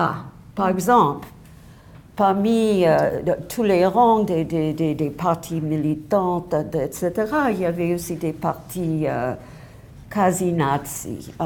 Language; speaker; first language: French; non-native, fluent; English